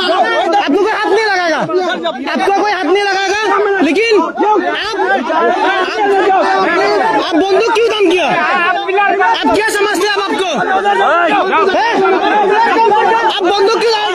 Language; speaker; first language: Hindi; non-native, learner; Bangla